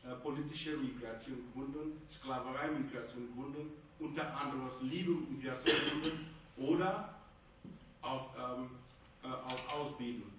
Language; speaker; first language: German; non-native, fluent; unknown